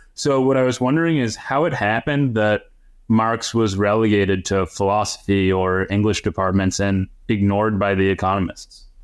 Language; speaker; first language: English; native; English